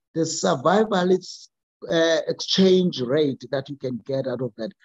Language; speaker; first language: English; non-native, local second language; Xhosa